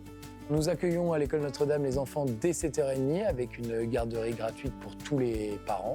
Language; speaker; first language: French; native; French